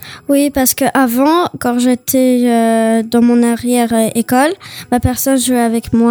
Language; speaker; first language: French; early bilingual, other home language; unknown